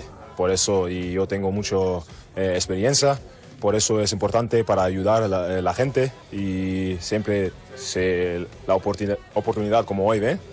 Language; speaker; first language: Spanish; non-native, learner; German